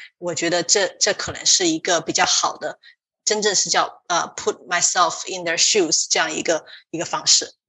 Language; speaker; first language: Chinese; native; Chinese